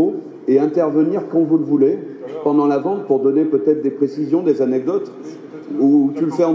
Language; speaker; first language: French; native; French